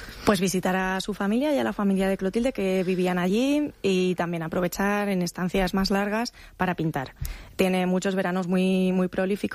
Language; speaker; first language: Spanish; native; Spanish